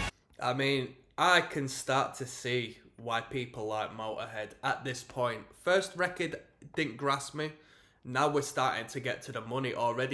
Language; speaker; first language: English; native; English